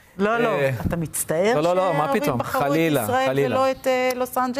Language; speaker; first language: Hebrew; native; Hebrew